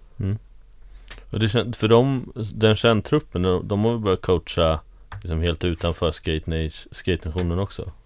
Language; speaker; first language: Swedish; native; Swedish